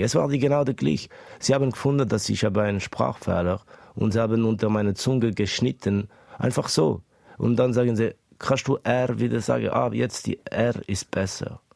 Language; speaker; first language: German; early bilingual, other home language; Estonian